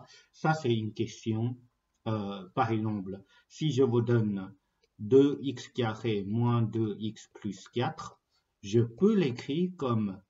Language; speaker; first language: French; non-native, fluent; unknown